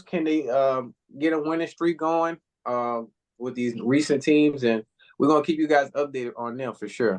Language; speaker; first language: English; native; English